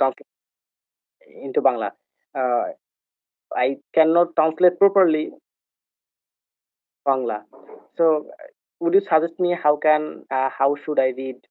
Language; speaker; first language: English; non-native, learner; Bangla